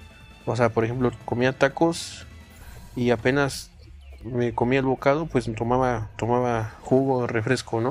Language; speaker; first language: Spanish; native; Spanish